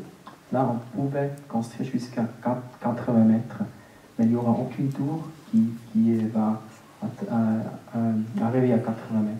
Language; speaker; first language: French; non-native, local second language; German